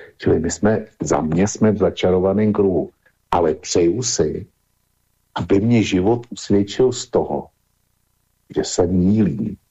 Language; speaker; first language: Czech; native; Czech